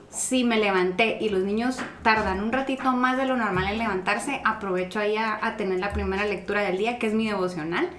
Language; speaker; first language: Spanish; non-native, fluent; English